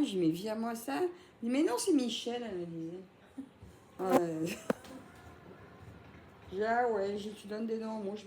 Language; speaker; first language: French; native; French